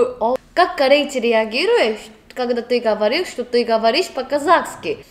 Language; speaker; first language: Russian; non-native, learner; Korean